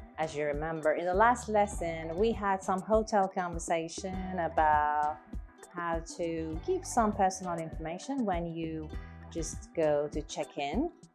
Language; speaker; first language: English; non-native, fluent; Persian